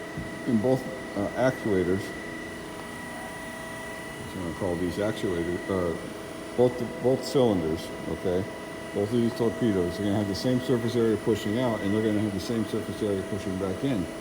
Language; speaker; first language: English; native; English